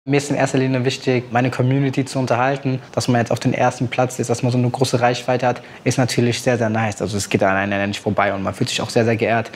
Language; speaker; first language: German; native; German